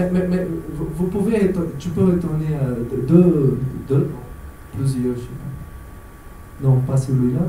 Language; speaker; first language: French; non-native, fluent; Portuguese